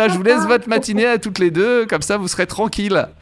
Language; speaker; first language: French; native; French